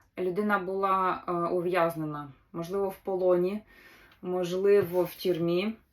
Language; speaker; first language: Ukrainian; native; Ukrainian